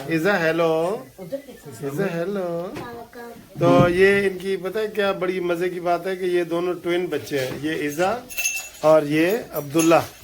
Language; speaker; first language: Urdu; non-native, local second language; Punjabi